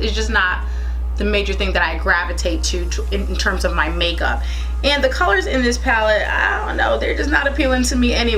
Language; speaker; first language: English; native; English